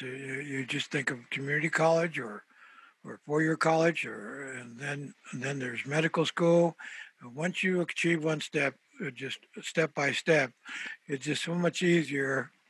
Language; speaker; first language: English; early bilingual, other home language; Spanish